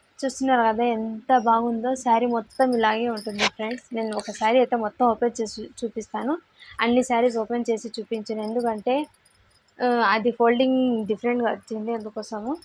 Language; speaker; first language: Telugu; non-native, local second language; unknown